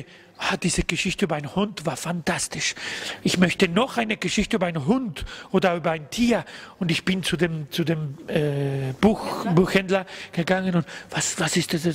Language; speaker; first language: German; non-native, learner; Spanish